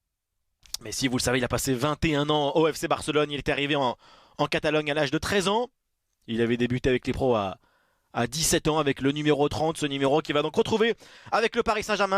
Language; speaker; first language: French; native; French